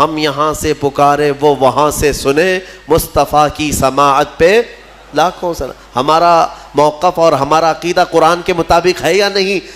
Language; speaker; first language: Urdu; native; Urdu